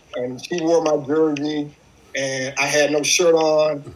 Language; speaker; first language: English; native; English